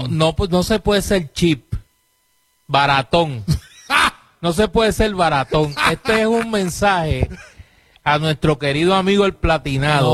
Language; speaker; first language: Spanish; native; Spanish